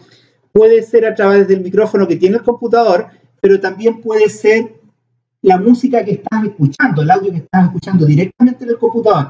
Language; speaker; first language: Spanish; native; Spanish